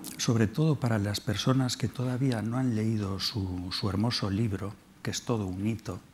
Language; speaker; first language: Spanish; native; Spanish